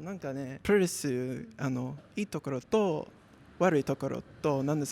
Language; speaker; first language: Japanese; non-native, learner; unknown